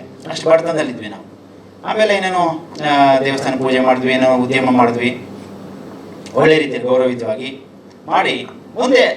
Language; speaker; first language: Kannada; native; Kannada